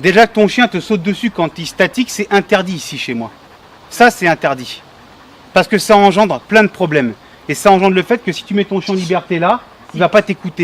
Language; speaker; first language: French; native; French